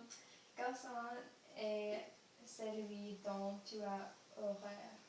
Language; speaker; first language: French; non-native, learner; English